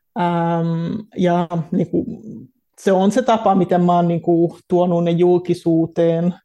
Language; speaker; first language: Finnish; early bilingual, heritage; Finnish